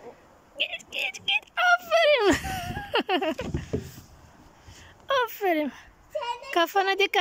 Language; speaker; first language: Turkish; non-native, learner; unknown